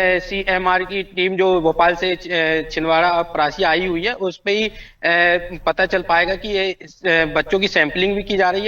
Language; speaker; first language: Hindi; native; Hindi